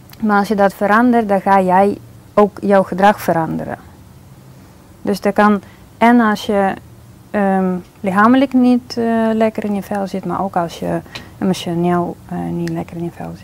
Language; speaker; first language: Dutch; non-native, fluent; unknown